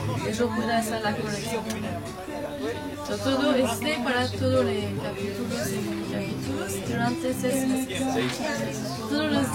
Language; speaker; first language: Spanish; non-native, learner; French